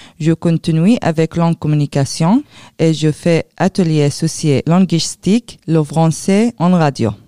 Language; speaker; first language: French; non-native, learner; Arabic